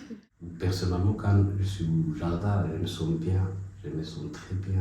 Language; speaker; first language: French; non-native, fluent; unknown